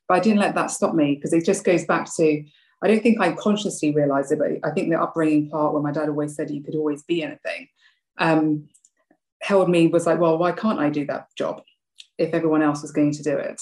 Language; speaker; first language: English; native; English